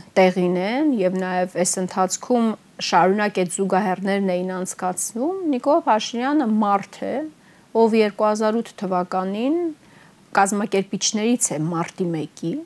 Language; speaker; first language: Armenian; native; Armenian